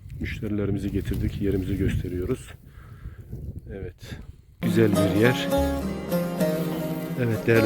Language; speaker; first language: Turkish; native; Turkish